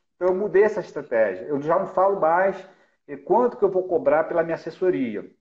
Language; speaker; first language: Portuguese; native; Portuguese